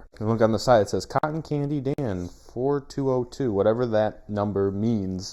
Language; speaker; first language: English; native; English